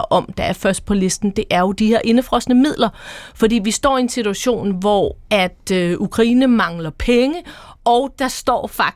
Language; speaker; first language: Danish; native; Danish